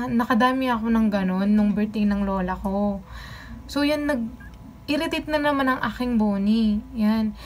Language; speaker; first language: Filipino; non-native, local second language; Pampanga